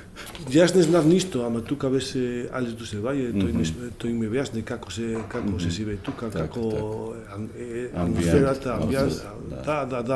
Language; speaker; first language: Macedonian; non-native, learner; Spanish